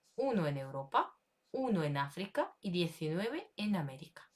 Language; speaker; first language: Spanish; non-native, fluent; Ukrainian